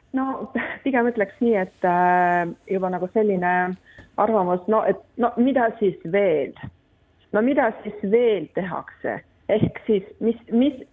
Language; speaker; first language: Estonian; non-native, local second language; Russian